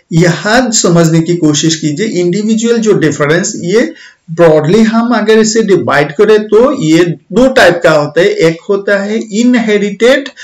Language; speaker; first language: Hindi; non-native, local second language; Bangla